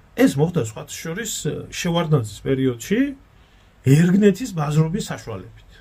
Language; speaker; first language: Georgian; native; Georgian